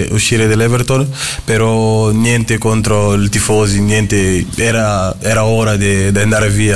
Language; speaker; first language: Italian; non-native, fluent; Portuguese